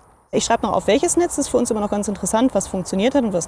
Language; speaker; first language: German; native; German